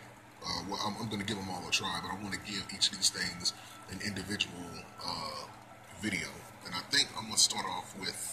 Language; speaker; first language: English; native; English